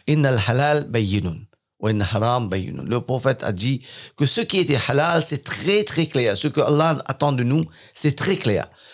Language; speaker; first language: French; non-native, fluent; English